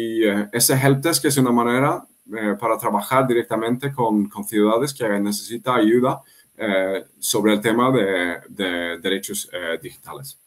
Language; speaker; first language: Spanish; non-native, fluent; Swedish